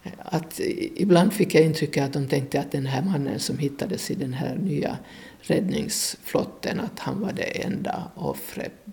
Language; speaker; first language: Swedish; native; Swedish